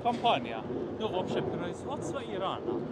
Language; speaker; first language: Russian; non-native, fluent; Persian